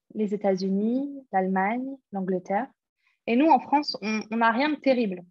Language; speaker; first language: French; early bilingual, other home language; English